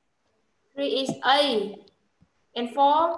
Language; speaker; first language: English; non-native, fluent; Vietnamese